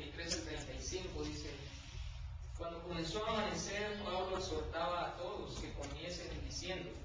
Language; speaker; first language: Spanish; native; Spanish